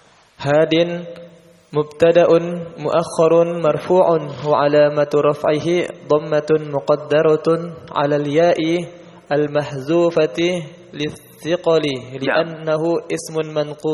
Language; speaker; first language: Arabic; non-native, learner; Indonesian